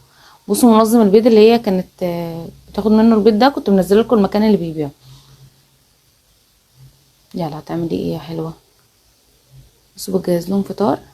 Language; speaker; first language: Arabic; native; Arabic